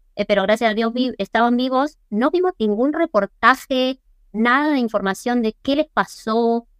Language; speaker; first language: Spanish; early bilingual, other home language; English